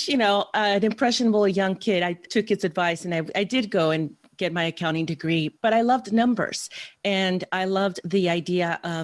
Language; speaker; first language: English; early bilingual, other home language; Spanish